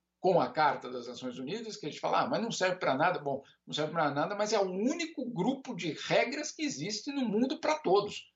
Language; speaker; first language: Portuguese; native; Portuguese